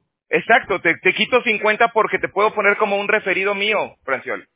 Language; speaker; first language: Spanish; native; Spanish